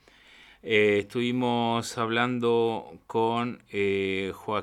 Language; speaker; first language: Spanish; native; Spanish